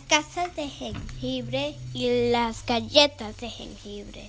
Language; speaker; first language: Spanish; early bilingual, heritage; Spanish